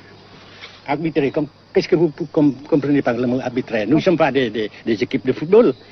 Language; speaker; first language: French; non-native, fluent; Vietnamese